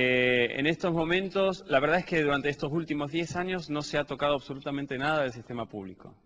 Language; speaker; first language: Spanish; native; Spanish